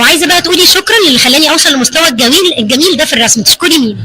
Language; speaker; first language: Arabic; native; Arabic